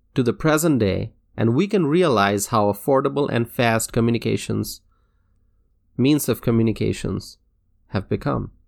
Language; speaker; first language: English; non-native, local second language; Bangla